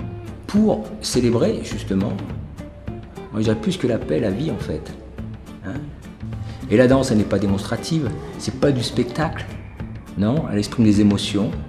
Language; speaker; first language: French; native; French